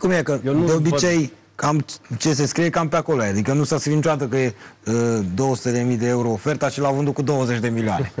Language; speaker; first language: Romanian; native; Romanian